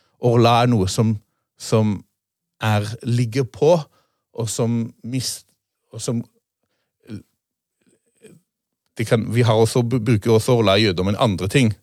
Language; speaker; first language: Norwegian; non-native, fluent; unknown